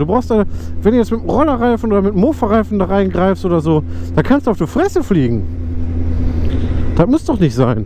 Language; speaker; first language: German; native; German